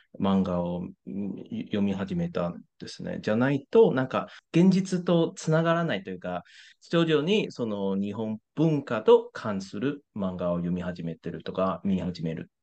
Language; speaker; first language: Japanese; non-native, fluent; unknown